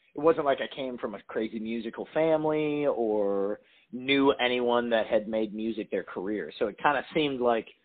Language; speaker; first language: English; native; English